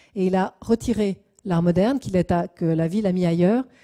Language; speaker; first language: French; native; French